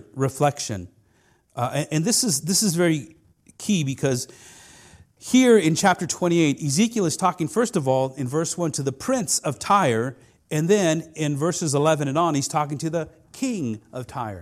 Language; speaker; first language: English; non-native, fluent; Spanish